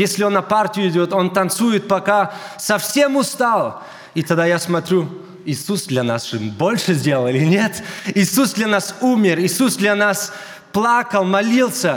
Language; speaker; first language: Russian; early bilingual, heritage; German